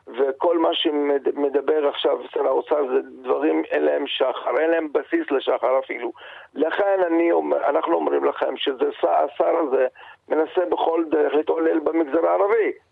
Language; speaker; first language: Hebrew; non-native, local second language; Arabic